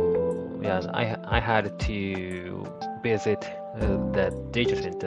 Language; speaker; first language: English; non-native, learner; Japanese